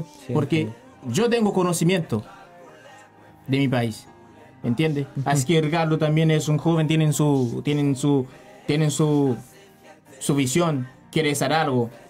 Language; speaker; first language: Spanish; non-native, learner; Haitian Creole